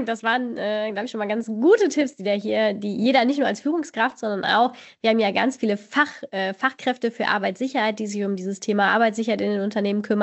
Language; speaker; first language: German; native; German